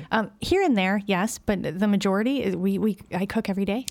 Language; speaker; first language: English; native; English